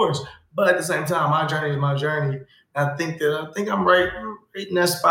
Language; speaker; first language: English; native; English